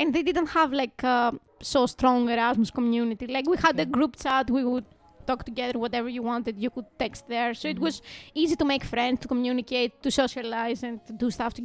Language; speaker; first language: English; non-native, fluent; Greek